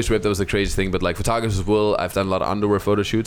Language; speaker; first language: English; non-native, fluent; German